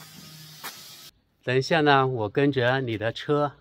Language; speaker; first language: Chinese; native; Chinese